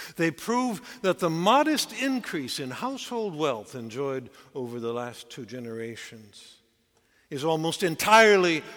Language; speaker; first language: English; native; English